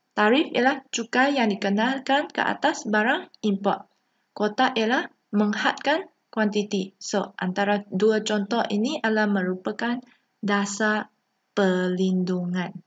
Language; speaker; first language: Malay; non-native, local second language; Chinese